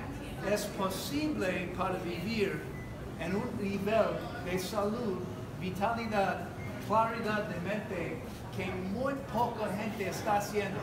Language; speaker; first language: Spanish; non-native, learner; English